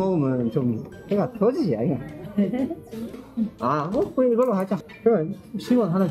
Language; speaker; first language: Korean; non-native, fluent; Spanish